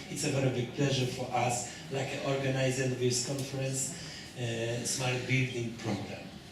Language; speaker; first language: English; non-native, learner; Polish